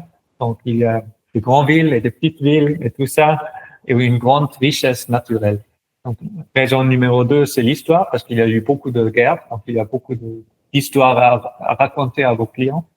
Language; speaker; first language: French; non-native, local second language; German